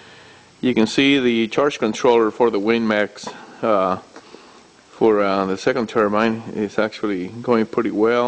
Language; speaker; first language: English; native; English